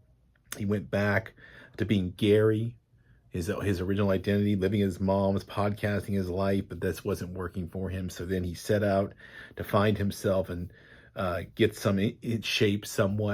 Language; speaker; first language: English; native; English